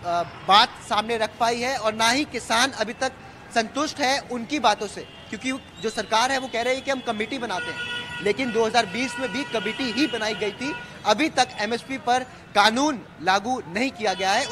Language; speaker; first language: Hindi; native; Hindi